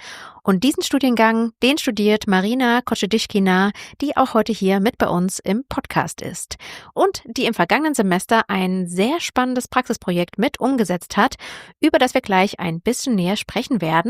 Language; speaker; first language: German; native; German